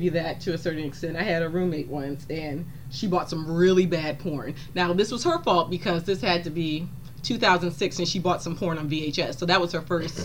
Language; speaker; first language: English; native; English